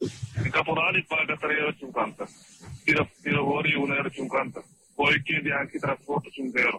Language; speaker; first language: Italian; non-native, learner; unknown